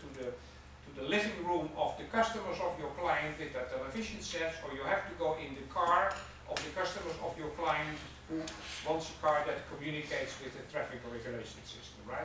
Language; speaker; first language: English; non-native, fluent; Dutch